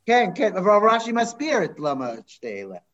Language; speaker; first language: Hebrew; non-native, fluent; English